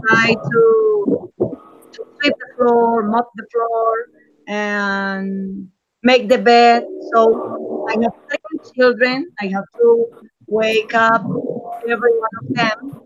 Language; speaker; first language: English; non-native, learner; Spanish